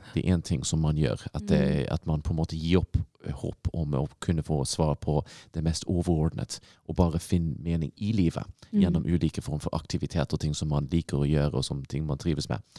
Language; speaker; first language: Norwegian; non-native, fluent; English